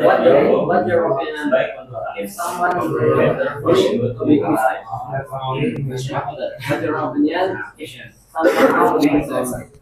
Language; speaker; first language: English; non-native, learner; Indonesian